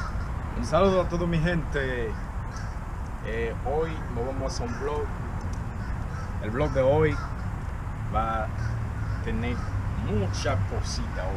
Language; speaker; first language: Spanish; non-native, learner; Haitian Creole